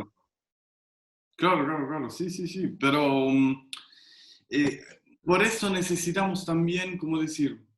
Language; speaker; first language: Spanish; non-native, fluent; Italian